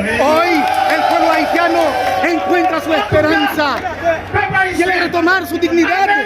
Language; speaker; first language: Spanish; non-native, fluent; Haitian Creole